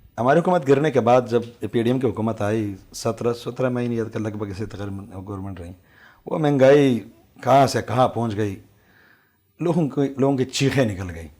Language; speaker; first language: Urdu; non-native, local second language; Pashto